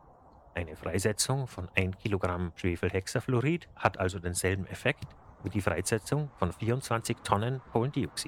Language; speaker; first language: German; native; German